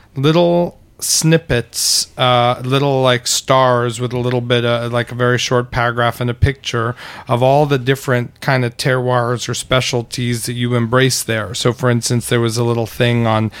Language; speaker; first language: English; native; English